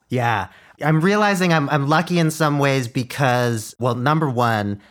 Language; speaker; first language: English; non-native, fluent; Chinese